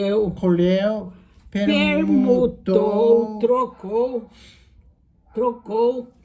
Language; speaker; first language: Portuguese; non-native, learner; Japanese